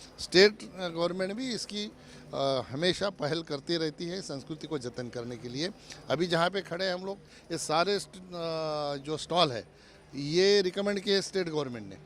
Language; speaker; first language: Hindi; non-native, local second language; Marathi